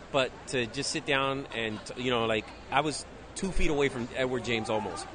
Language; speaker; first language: English; native; English